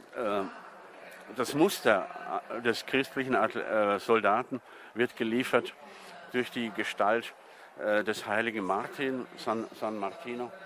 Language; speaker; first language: German; native; German